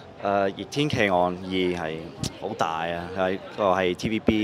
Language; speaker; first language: Cantonese; non-native, local second language; English